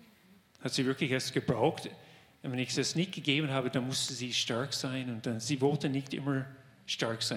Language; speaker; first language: German; non-native, fluent; English